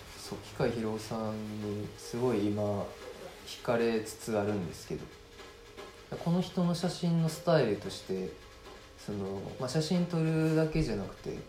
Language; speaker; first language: Japanese; native; Japanese